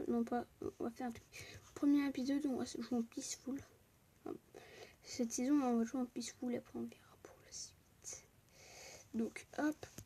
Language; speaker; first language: French; native; French